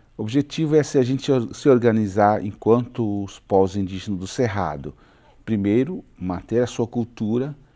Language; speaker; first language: Portuguese; non-native, local second language; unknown